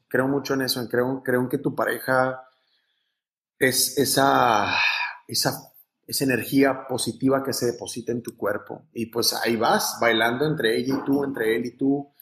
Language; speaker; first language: Spanish; native; Spanish